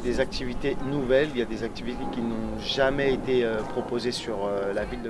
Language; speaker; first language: French; native; French